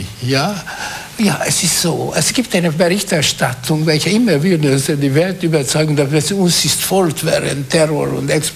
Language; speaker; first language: German; non-native, fluent; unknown